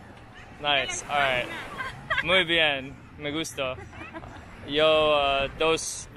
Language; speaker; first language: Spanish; non-native, learner; English